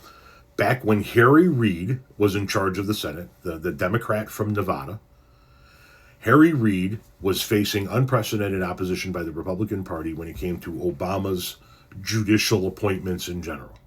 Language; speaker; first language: English; native; English